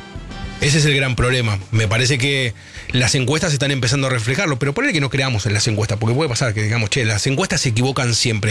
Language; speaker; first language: Spanish; native; Spanish